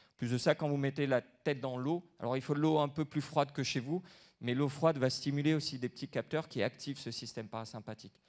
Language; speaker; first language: French; native; French